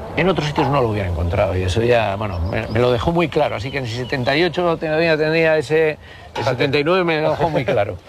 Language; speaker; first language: Spanish; native; Spanish